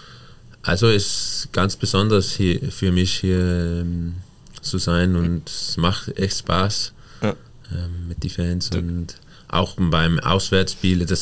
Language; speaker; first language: German; non-native, fluent; Danish